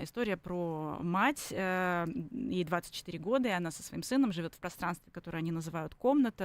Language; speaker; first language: Russian; native; Russian